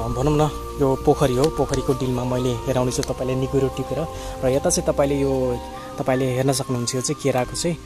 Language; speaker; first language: Nepali; non-native, local second language; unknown